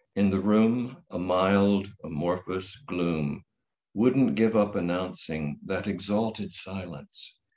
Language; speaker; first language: English; native; English